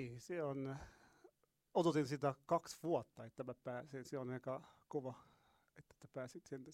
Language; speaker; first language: Finnish; non-native, learner; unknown